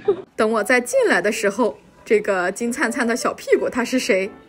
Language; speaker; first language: Chinese; native; Chinese